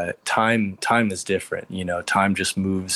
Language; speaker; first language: English; native; English